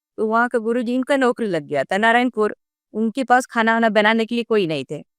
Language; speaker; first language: Hindi; non-native, local second language; Gondi